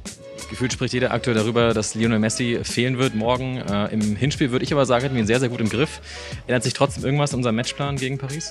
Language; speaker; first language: German; native; German